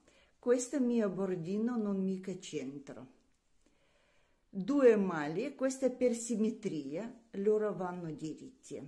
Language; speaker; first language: Italian; non-native, learner; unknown